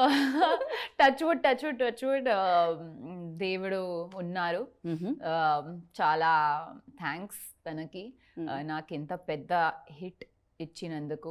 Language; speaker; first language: Telugu; non-native, learner; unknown